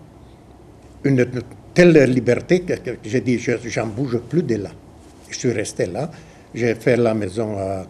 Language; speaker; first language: French; non-native, fluent; Croatian